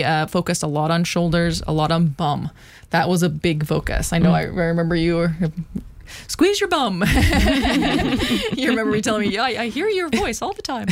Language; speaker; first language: English; native; English